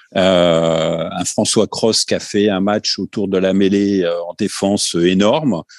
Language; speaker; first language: French; native; French